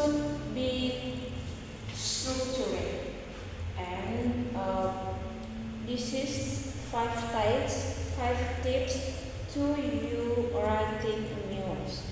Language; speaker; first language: English; non-native, learner; Indonesian